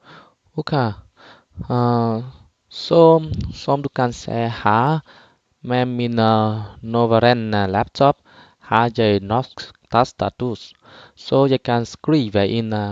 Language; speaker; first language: Norwegian; non-native, fluent; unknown